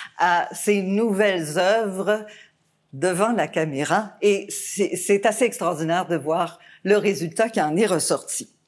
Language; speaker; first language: French; native; French